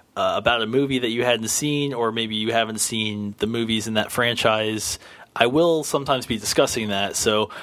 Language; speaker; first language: English; native; English